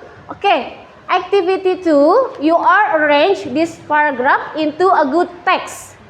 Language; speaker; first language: English; non-native, fluent; Indonesian